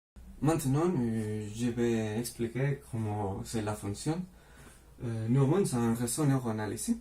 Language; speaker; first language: French; non-native, fluent; Spanish